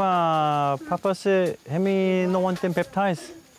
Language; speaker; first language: English; non-native, learner; Korean